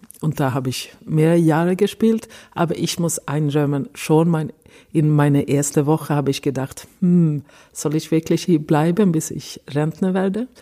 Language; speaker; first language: German; non-native, fluent; Swedish